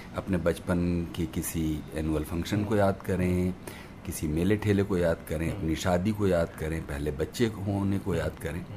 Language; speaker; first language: Hindi; native; Hindi